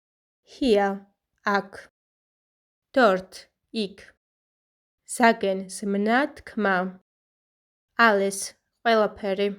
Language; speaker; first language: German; non-native, fluent; Georgian